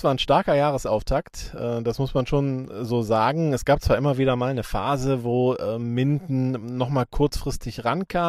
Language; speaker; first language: German; native; German